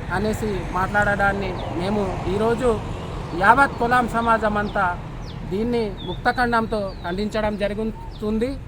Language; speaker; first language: Telugu; non-native, local second language; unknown